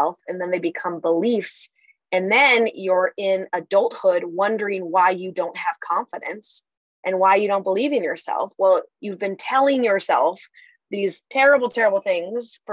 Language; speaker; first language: English; native; English